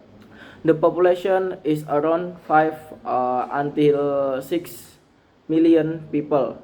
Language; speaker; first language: English; non-native, learner; Indonesian